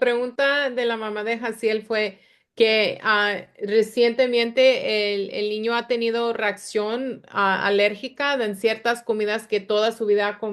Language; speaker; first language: Spanish; early bilingual, other home language; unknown